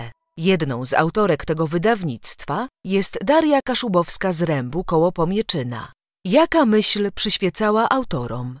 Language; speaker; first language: Polish; native; Polish